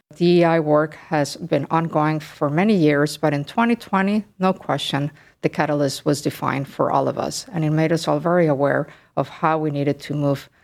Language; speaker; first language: English; early bilingual, other home language; Spanish